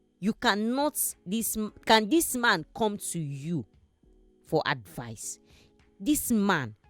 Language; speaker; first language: Nigerian Pidgin; native; Nigerian Pidgin